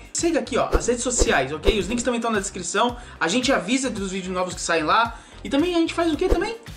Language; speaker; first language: Portuguese; native; Portuguese